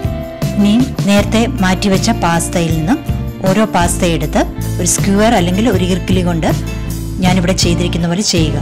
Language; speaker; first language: Malayalam; native; Malayalam